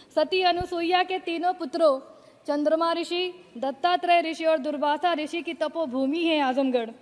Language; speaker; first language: Hindi; native; Hindi